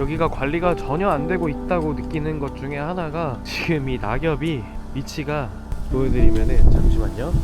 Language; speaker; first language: Korean; native; Korean